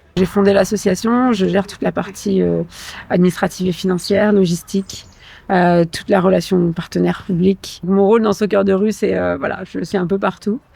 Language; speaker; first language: French; native; French